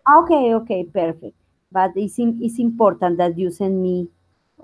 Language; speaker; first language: English; non-native, learner; Spanish